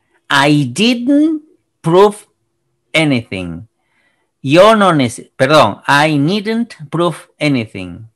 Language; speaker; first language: English; non-native, fluent; Spanish